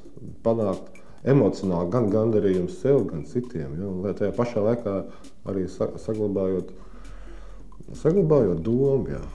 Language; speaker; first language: Latvian; native; Latvian